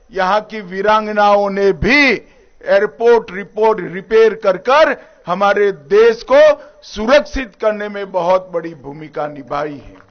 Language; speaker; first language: Hindi; non-native, local second language; Gujarati